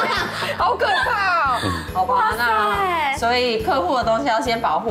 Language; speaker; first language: Chinese; native; Chinese